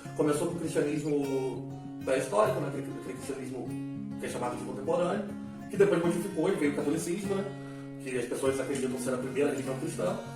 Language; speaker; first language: Portuguese; native; Portuguese